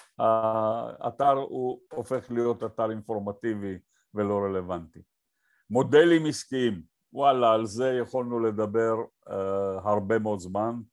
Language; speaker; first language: Hebrew; native; Hebrew